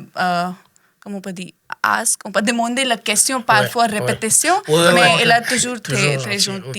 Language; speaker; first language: French; non-native, learner; Hindi